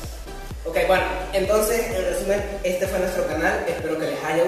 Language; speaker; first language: Spanish; native; Spanish